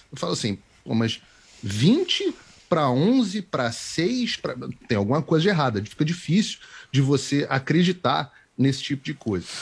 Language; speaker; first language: Portuguese; native; Portuguese